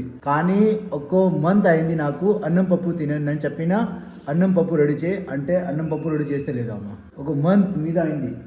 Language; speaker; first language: Telugu; non-native, learner; Hindi